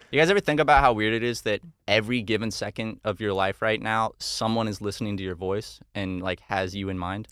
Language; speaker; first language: English; native; English